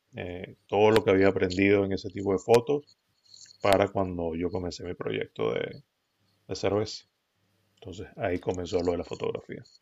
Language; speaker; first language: Spanish; native; Spanish